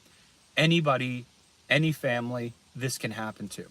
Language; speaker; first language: English; native; English